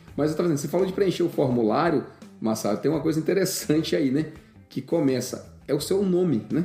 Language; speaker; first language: Portuguese; native; Portuguese